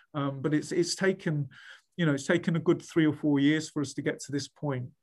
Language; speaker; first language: English; native; English